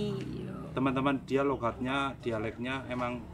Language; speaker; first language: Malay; non-native, local second language; Javanese